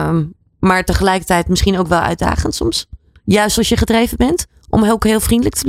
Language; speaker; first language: Dutch; native; Dutch